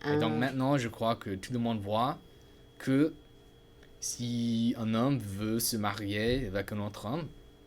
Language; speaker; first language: French; non-native, learner; English